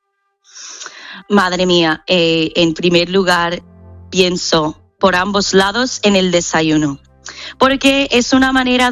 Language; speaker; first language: Spanish; non-native, fluent; English